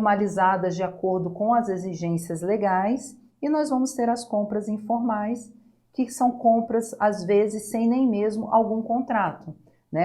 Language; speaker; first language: Portuguese; native; Portuguese